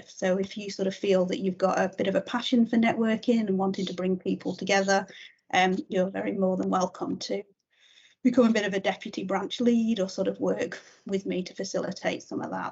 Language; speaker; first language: English; native; English